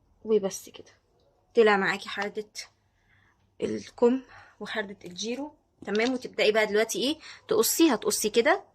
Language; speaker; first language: Arabic; native; Arabic